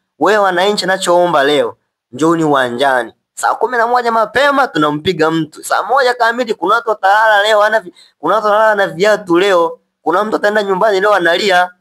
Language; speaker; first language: Swahili; native; Swahili